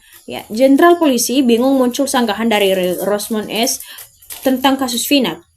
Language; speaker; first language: Indonesian; native; Indonesian